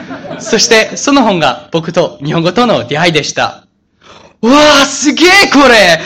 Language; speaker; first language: Japanese; non-native, fluent; English